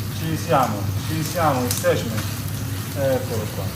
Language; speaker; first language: Polish; non-native, learner; Italian